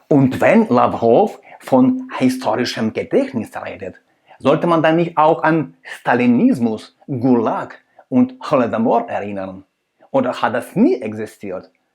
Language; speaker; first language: German; non-native, fluent; Russian